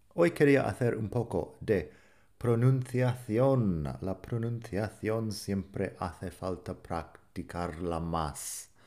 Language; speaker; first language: Spanish; non-native, fluent; English